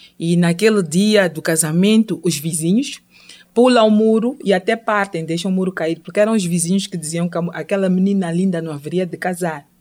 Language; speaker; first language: Portuguese; non-native, local second language; Tsonga